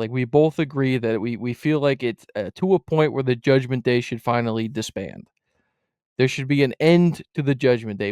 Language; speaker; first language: English; native; English